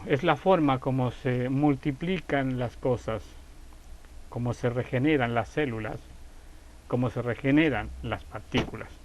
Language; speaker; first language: Spanish; native; Spanish